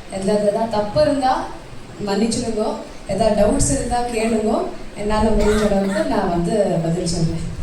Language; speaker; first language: Tamil; early bilingual, heritage; Tamil